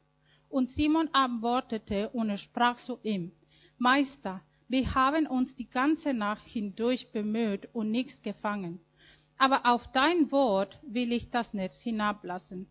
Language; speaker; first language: German; non-native, fluent; Spanish